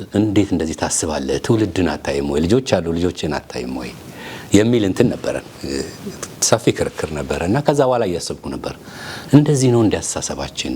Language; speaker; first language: Amharic; native; Amharic